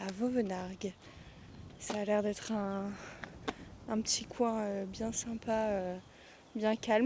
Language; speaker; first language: French; native; French